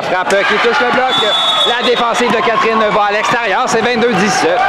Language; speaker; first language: French; native; French